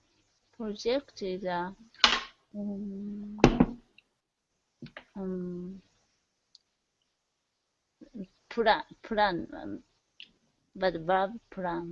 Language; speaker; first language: English; non-native, learner; Japanese